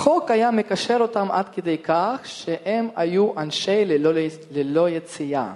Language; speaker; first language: Hebrew; non-native, fluent; Russian